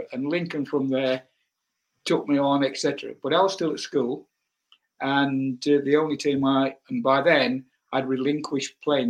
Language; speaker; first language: English; native; English